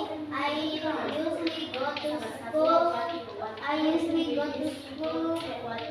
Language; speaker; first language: English; non-native, learner; Indonesian